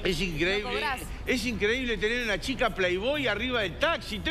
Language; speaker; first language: Spanish; native; Spanish